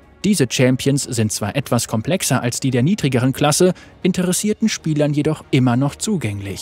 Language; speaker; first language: German; native; German